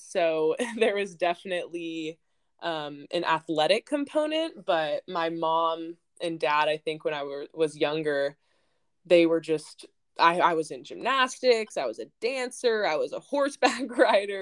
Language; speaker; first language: English; native; English